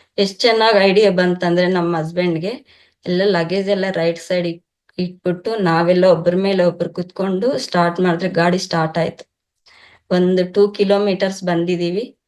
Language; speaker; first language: Kannada; non-native, local second language; Telugu